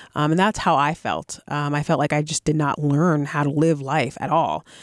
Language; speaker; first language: English; native; English